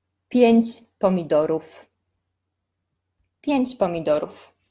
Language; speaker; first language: Polish; native; Polish